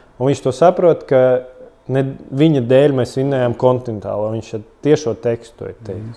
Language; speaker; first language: Latvian; non-native, local second language; Russian